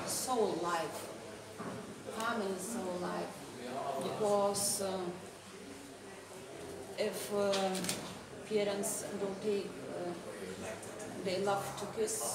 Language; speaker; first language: English; non-native, learner; Lithuanian